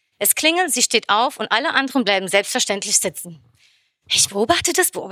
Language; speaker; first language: German; early bilingual, other home language; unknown